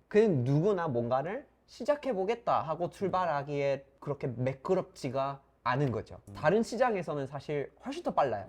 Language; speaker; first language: Korean; non-native, fluent; English